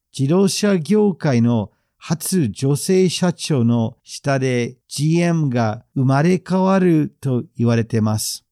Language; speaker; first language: Japanese; non-native, fluent; English